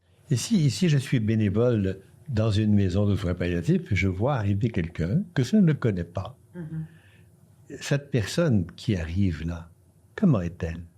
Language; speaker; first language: French; native; French